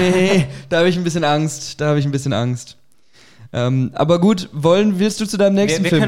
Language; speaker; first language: German; native; German